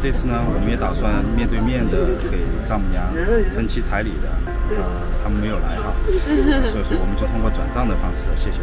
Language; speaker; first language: Chinese; native; Chinese